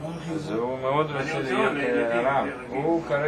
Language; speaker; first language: Hebrew; non-native, fluent; Russian